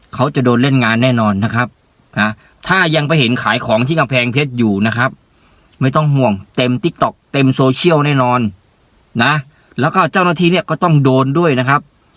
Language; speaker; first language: Thai; native; Thai